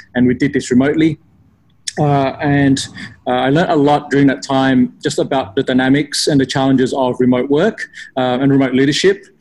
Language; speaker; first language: English; native; English